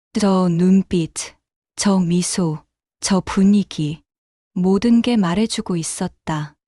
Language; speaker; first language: Korean; native; Korean